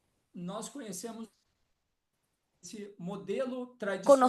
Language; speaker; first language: Portuguese; non-native, fluent; Spanish